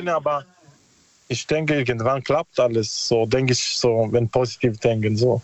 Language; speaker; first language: German; non-native, learner; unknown